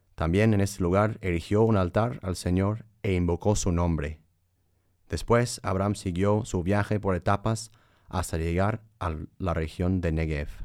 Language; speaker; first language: Spanish; early bilingual, heritage; Spanish